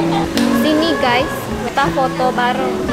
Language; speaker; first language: Indonesian; non-native, learner; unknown